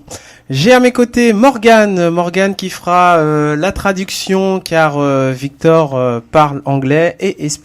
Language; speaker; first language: French; native; French